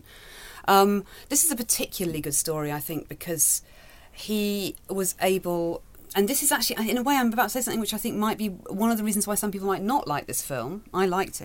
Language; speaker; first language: English; native; English